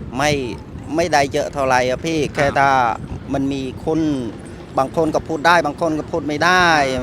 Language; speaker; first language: Thai; non-native, learner; Khmer